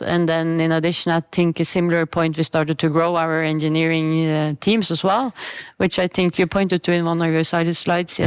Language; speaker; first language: English; non-native, fluent; Norwegian